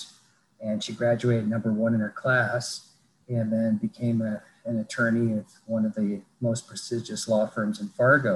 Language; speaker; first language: English; native; English